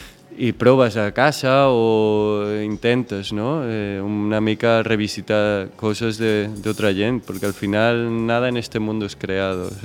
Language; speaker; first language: Catalan; non-native, local second language; Spanish